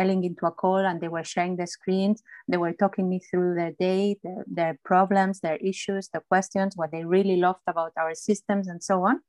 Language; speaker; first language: English; non-native, fluent; Spanish